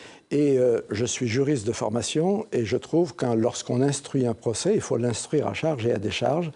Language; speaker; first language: French; native; French